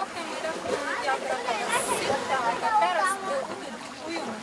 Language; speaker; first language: Estonian; non-native, learner; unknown